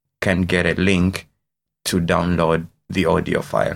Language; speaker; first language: English; non-native, local second language; Ganda